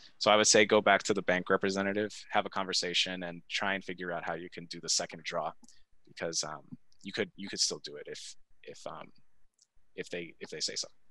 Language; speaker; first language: English; early bilingual, other home language; Spanish